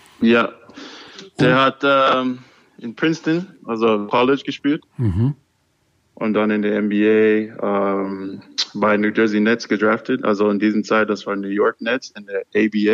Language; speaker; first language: German; non-native, learner; English